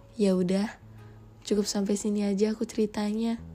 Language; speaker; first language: Indonesian; native; Indonesian